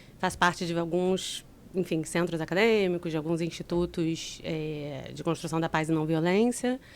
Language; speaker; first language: Portuguese; native; Portuguese